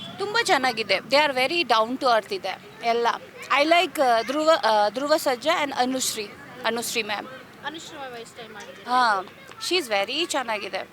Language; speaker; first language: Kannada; non-native, learner; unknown